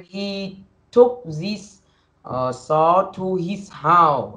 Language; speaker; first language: English; non-native, learner; Vietnamese